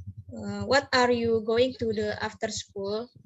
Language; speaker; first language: English; non-native, learner; Indonesian